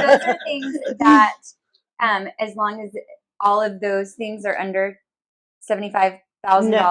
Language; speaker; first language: English; native; English